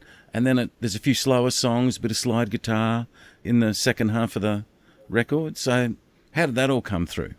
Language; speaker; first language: English; native; English